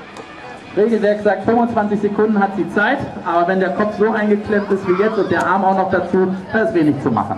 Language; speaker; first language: German; native; German